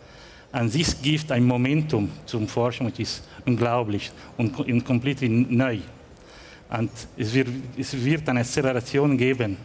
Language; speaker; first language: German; non-native, learner; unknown